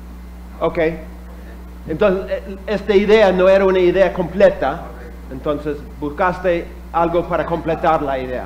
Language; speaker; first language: Spanish; non-native, fluent; English